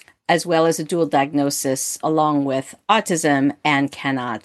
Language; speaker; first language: English; early bilingual, other home language; Korean